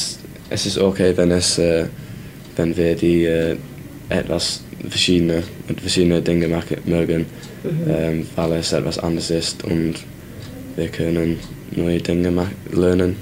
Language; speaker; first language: German; non-native, learner; English